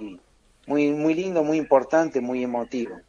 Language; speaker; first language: Spanish; native; Spanish